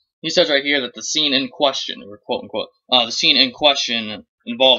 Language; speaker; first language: English; native; English